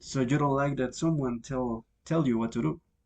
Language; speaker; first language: English; non-native, fluent; Spanish